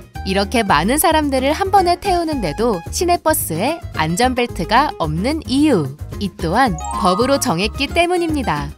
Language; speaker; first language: Korean; native; Korean